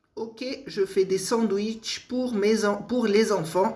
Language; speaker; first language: French; non-native, fluent; Portuguese